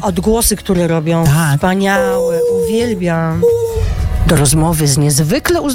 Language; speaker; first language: Polish; native; Polish